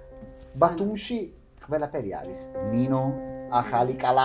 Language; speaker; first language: Georgian; non-native, learner; Italian